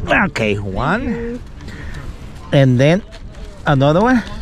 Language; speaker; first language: English; non-native, fluent; Spanish